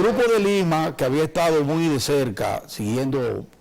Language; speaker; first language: Spanish; native; Spanish